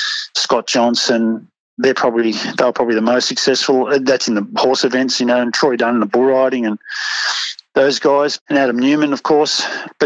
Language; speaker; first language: English; native; English